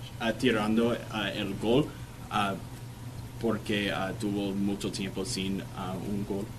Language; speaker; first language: Spanish; non-native, learner; English